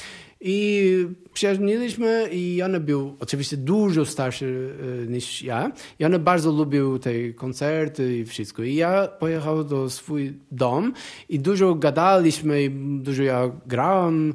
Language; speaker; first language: Polish; non-native, learner; Portuguese